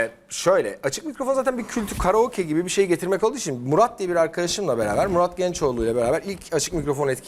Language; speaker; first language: Turkish; native; Turkish